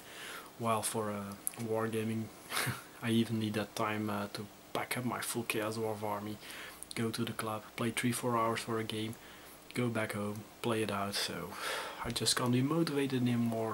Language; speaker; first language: English; non-native, fluent; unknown